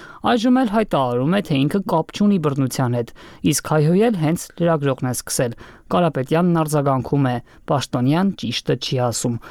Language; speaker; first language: Armenian; native; Armenian